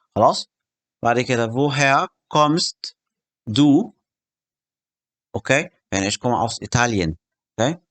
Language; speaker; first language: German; non-native, fluent; Arabic